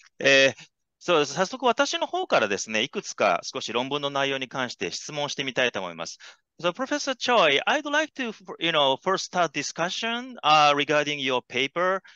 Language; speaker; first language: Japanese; native; Japanese